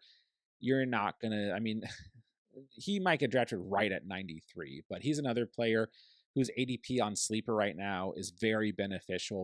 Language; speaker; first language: English; native; English